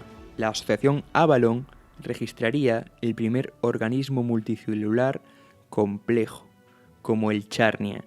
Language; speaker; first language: Spanish; native; Spanish